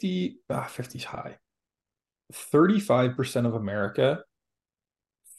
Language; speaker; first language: English; native; English